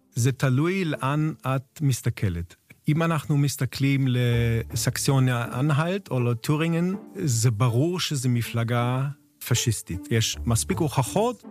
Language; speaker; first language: Hebrew; non-native, fluent; German